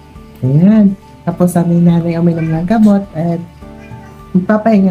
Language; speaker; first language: Filipino; native; Filipino